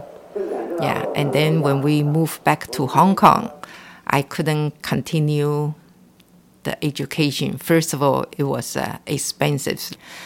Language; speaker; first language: English; non-native, local second language; Cantonese